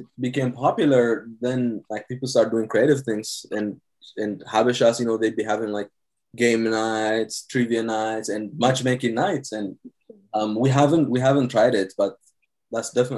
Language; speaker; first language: English; non-native, fluent; Tigrinya